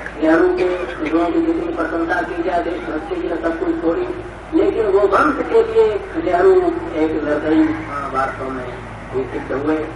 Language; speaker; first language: Hindi; native; Hindi